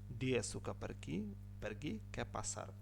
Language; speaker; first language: Indonesian; non-native, fluent; Ukrainian